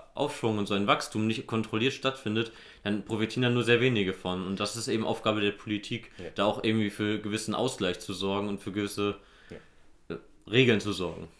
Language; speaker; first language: German; native; German